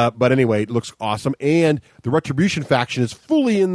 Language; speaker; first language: English; native; English